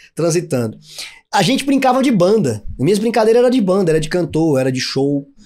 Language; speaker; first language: Portuguese; native; Portuguese